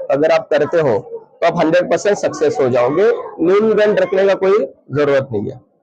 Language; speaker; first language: Hindi; non-native, local second language; Marathi